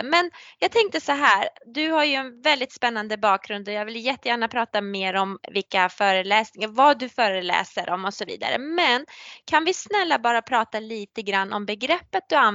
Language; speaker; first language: Swedish; native; Swedish